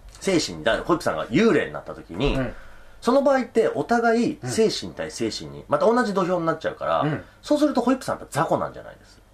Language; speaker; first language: Japanese; native; Japanese